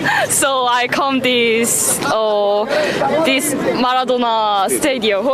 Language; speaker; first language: English; non-native, learner; Korean